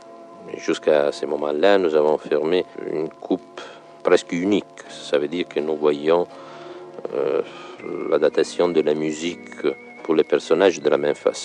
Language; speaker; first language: French; non-native, fluent; Italian